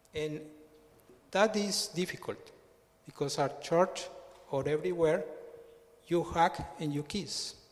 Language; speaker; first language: English; non-native, fluent; Spanish